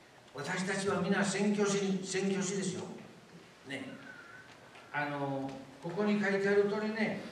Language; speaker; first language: Japanese; non-native, fluent; Spanish